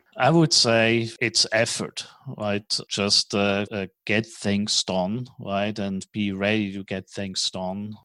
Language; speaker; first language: English; non-native, fluent; German